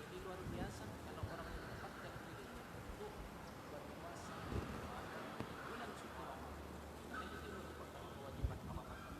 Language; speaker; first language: Indonesian; non-native, local second language; Madurese